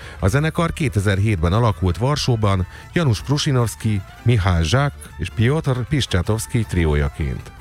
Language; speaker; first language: Hungarian; native; Hungarian